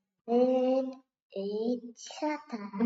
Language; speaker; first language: English; non-native, learner; Vietnamese